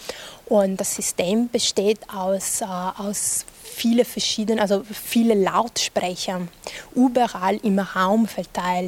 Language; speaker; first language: German; non-native, fluent; Italian